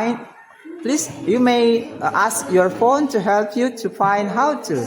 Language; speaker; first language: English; non-native, learner; Indonesian